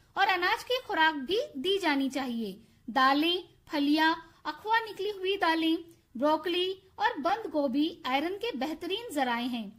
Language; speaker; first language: Urdu; native; Urdu